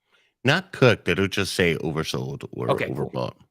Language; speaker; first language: English; native; English